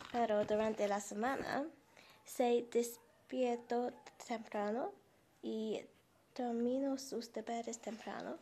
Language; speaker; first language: Spanish; non-native, learner; English